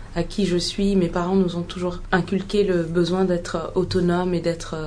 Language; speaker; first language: French; non-native, local second language; Bambara